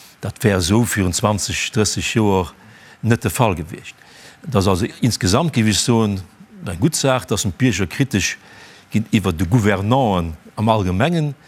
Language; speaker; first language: Luxembourgish; native; Luxembourgish